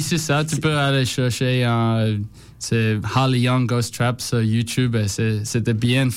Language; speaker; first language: French; non-native, learner; English